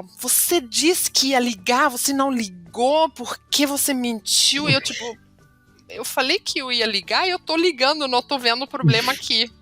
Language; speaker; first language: Portuguese; non-native, fluent; German